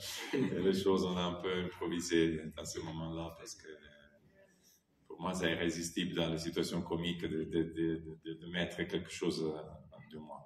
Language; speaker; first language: French; non-native, fluent; Italian